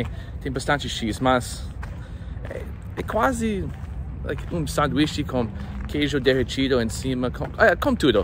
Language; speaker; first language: Portuguese; non-native, fluent; English